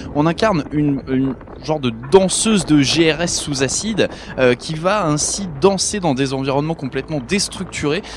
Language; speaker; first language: French; native; French